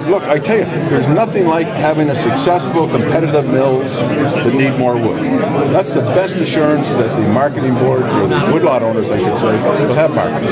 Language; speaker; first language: English; native; English